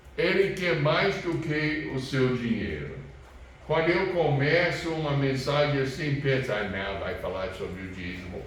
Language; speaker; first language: Portuguese; non-native, fluent; English